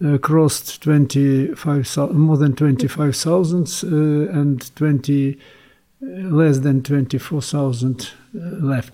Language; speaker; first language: English; non-native, learner; Ukrainian